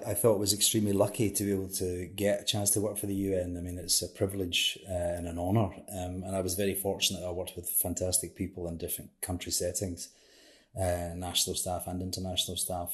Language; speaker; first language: English; native; English